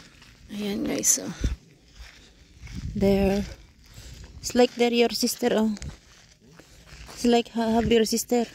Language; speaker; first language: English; non-native, learner; Filipino